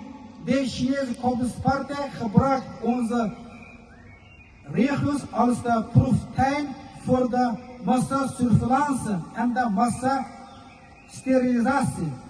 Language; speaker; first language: Dutch; non-native, fluent; Uyghur